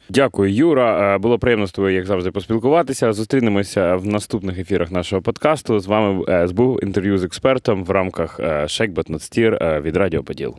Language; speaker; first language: Ukrainian; non-native, local second language; Russian